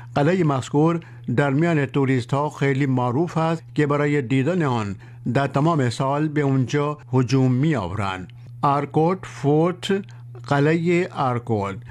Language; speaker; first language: Persian; non-native, fluent; Urdu